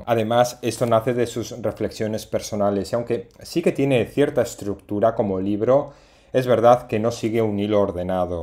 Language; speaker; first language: Spanish; native; Spanish